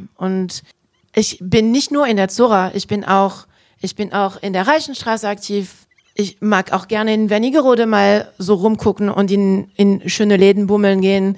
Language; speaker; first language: German; non-native, fluent; French